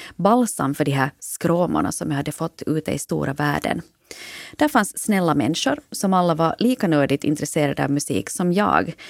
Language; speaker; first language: Swedish; native; Swedish